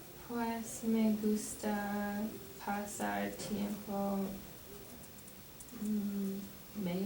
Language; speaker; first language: Spanish; non-native, learner; English